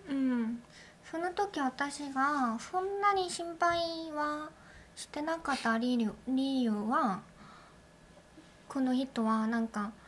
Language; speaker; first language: Japanese; non-native, learner; Korean